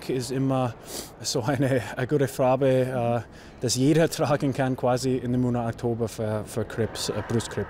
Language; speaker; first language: German; non-native, learner; English